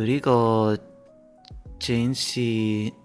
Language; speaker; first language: Korean; non-native, learner; English